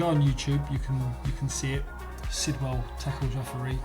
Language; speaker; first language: English; native; English